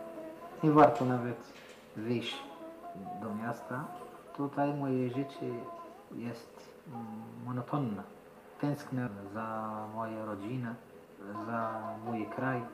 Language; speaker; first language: Polish; non-native, learner; Arabic